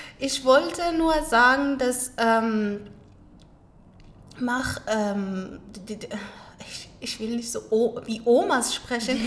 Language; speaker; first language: German; non-native, learner; Pashto